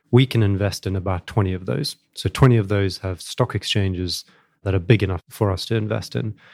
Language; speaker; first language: English; native; English